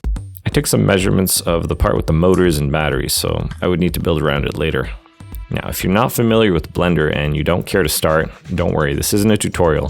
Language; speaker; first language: English; native; English